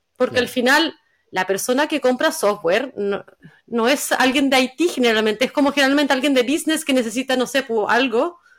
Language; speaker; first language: Spanish; native; Spanish